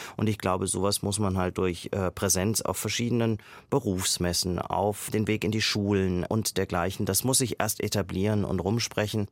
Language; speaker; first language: German; native; German